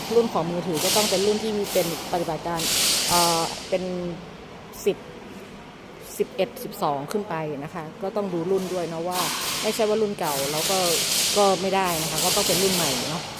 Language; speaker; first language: Thai; native; Thai